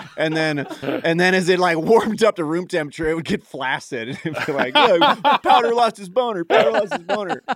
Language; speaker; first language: English; native; English